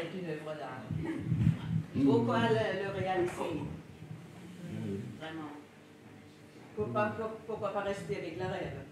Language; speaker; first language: French; non-native, fluent; Danish